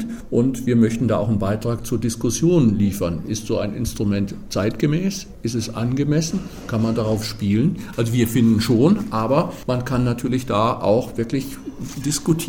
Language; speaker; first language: German; native; German